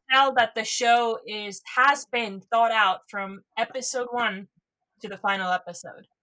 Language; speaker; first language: English; non-native, fluent; Estonian